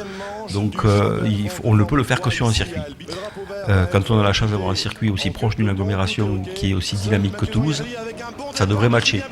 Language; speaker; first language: French; native; French